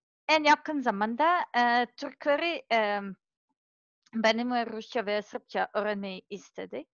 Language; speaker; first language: Turkish; non-native, learner; Serbian